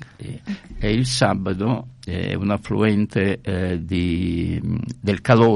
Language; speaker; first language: Italian; native; Italian